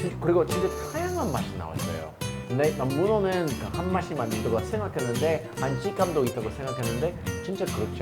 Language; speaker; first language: Korean; non-native, learner; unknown